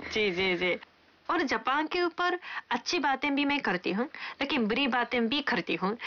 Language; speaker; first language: Hindi; non-native, fluent; Japanese